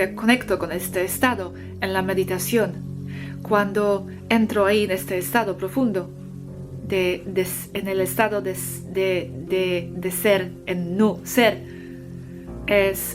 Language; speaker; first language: Spanish; non-native, fluent; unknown